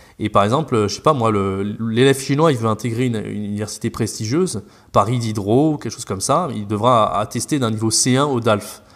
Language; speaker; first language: French; native; French